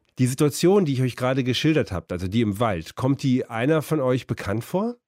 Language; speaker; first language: German; native; German